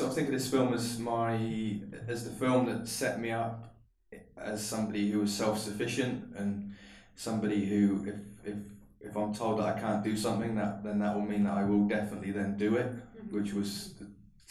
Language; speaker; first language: English; native; English